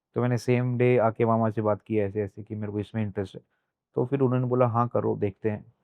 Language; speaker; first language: Hindi; native; Hindi